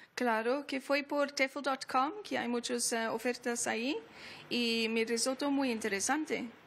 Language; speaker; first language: Spanish; non-native, fluent; English